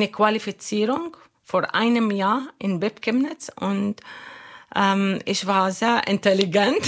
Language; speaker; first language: German; non-native, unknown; Arabic